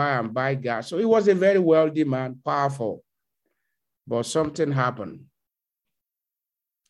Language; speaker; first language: English; non-native, local second language; Yoruba